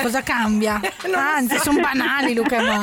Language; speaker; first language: Italian; native; Italian